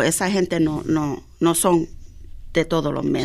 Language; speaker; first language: Spanish; early bilingual, heritage; Spanish